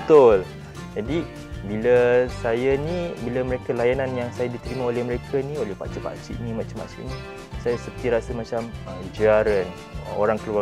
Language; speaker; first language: Malay; native; Malay